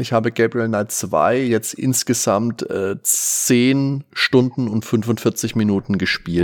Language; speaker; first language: German; native; German